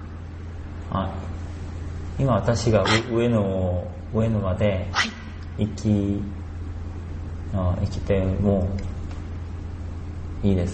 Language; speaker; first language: Japanese; non-native, learner; Korean